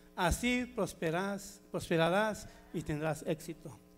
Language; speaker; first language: Spanish; early bilingual, heritage; Spanish